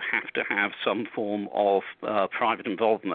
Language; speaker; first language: English; native; English